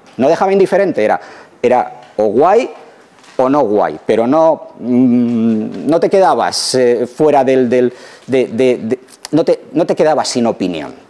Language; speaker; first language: Spanish; native; Spanish